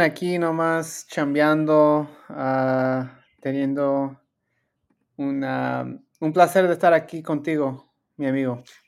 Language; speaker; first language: Spanish; early bilingual, heritage; Spanish